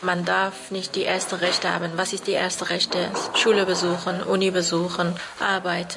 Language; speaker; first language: German; non-native, fluent; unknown